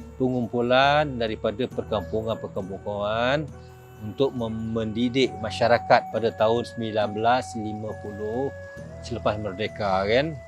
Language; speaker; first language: Malay; non-native, local second language; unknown